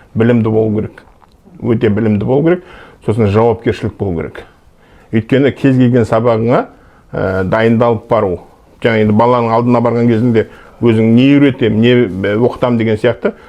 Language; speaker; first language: Kazakh; native; Kazakh